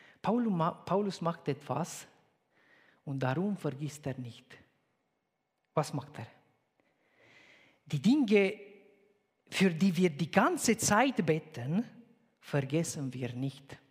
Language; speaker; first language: German; non-native, fluent; Romanian